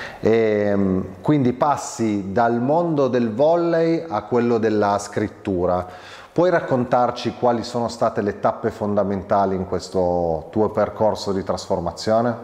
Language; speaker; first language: Italian; native; Italian